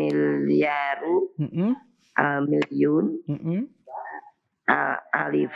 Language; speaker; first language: Arabic; non-native, learner; Indonesian